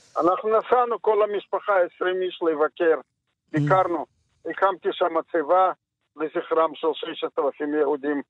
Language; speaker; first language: Hebrew; non-native, fluent; Yiddish